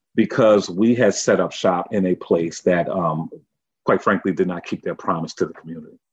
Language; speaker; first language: English; native; English